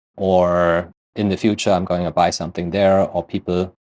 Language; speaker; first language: English; non-native, fluent; German